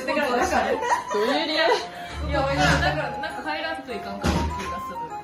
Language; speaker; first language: Japanese; native; Japanese